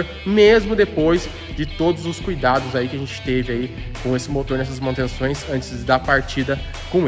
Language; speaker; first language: Portuguese; native; Portuguese